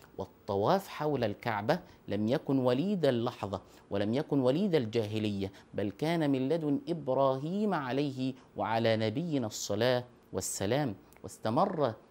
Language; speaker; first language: Arabic; native; Arabic